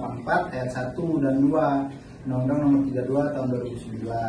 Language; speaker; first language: Indonesian; native; Indonesian